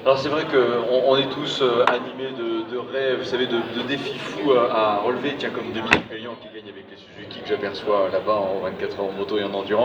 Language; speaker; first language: French; native; French